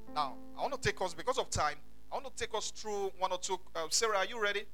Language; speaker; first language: English; non-native, local second language; Yoruba